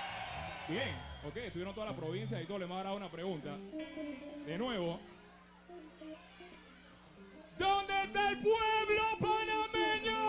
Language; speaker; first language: Spanish; native; Spanish